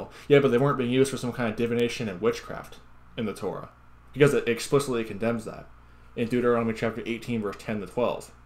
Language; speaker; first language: English; native; English